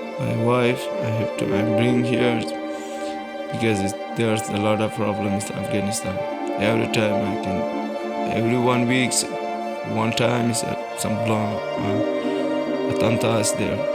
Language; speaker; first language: English; non-native, learner; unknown